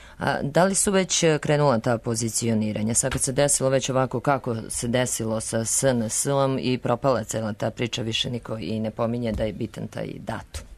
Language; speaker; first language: Serbian; native; Serbian